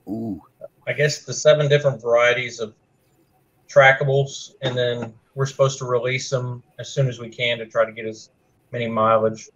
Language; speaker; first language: English; native; English